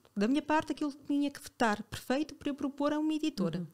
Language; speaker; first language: Portuguese; native; Portuguese